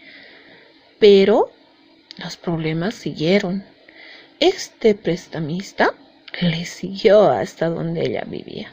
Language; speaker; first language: Spanish; native; Spanish